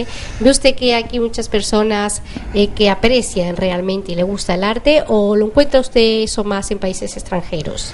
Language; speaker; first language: Spanish; native; Spanish